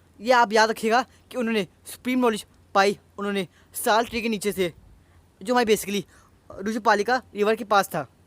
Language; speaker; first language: Hindi; native; Hindi